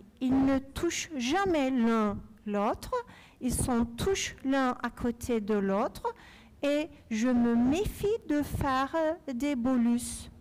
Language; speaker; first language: French; non-native, fluent; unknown